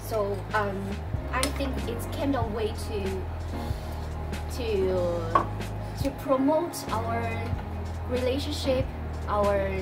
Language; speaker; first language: English; non-native, learner; Chinese